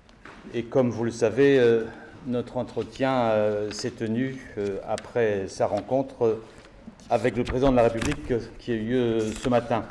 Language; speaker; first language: French; native; French